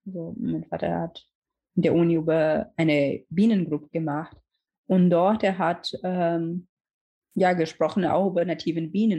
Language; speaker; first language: German; non-native, learner; Portuguese